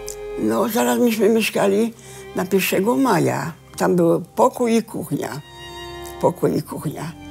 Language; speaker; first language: Polish; early bilingual, heritage; Polish